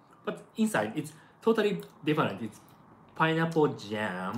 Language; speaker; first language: English; non-native, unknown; Japanese